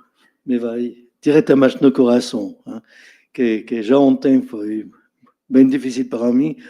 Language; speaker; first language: Portuguese; non-native, fluent; French